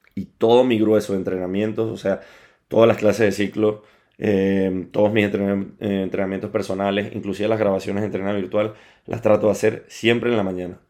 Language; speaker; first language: Spanish; native; Spanish